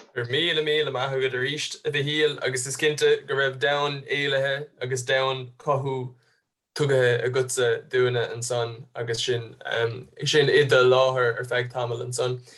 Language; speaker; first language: Irish; native; Irish